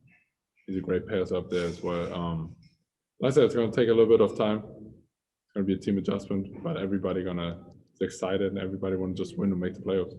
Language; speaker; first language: English; non-native, fluent; German